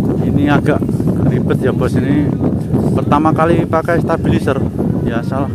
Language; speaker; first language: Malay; non-native, local second language; Javanese